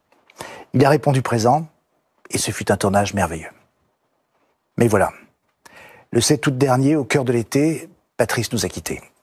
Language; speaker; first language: French; native; French